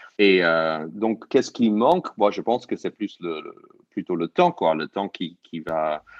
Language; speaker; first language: French; non-native, fluent; English